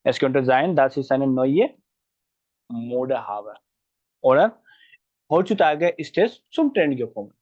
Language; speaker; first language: German; non-native, fluent; Hindi